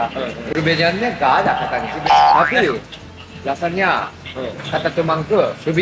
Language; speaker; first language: Indonesian; non-native, fluent; Japanese